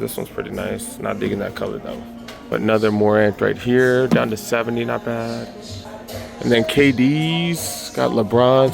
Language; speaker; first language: English; native; English